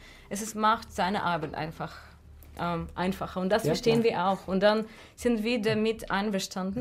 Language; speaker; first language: German; non-native, fluent; Russian